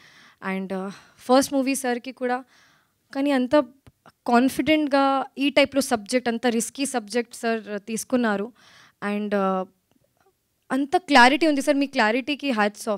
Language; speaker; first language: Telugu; non-native, learner; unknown